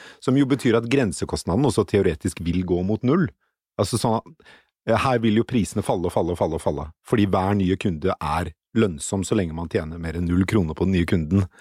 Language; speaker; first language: Norwegian; native; Norwegian